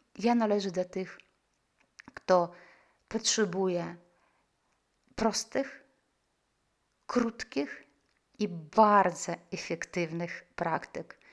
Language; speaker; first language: Polish; non-native, fluent; Russian